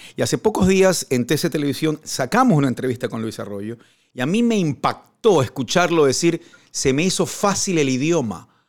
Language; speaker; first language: Spanish; native; Spanish